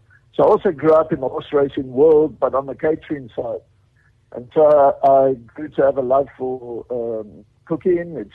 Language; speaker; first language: English; native; English